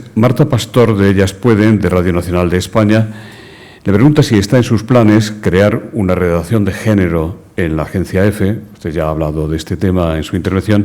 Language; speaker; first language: Spanish; native; Spanish